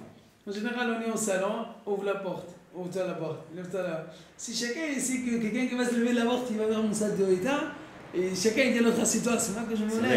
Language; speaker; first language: French; native; French